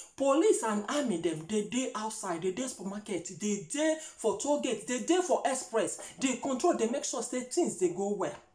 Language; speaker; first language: Nigerian Pidgin; non-native, local second language; Igbo